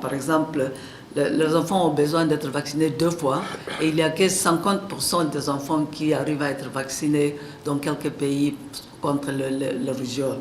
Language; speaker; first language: French; non-native, fluent; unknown